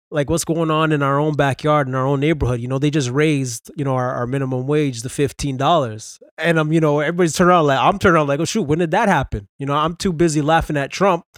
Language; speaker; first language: English; native; English